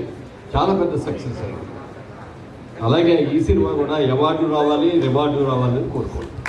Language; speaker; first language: Telugu; native; Telugu